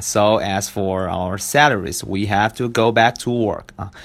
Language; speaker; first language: English; non-native, fluent; Chinese